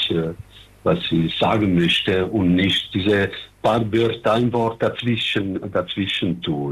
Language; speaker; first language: German; non-native, fluent; Italian